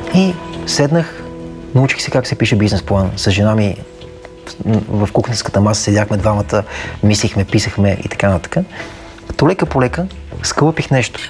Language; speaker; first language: Bulgarian; native; Bulgarian